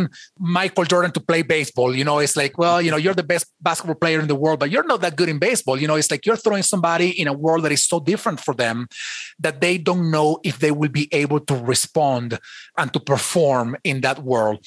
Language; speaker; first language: English; non-native, fluent; Spanish